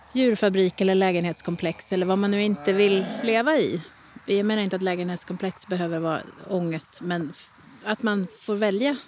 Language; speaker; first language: Swedish; native; Swedish